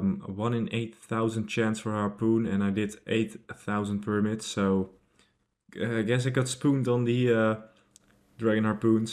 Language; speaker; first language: English; non-native, fluent; Dutch